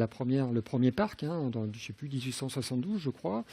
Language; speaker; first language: French; native; French